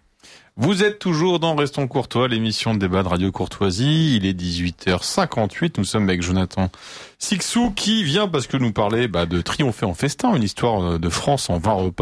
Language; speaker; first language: French; native; French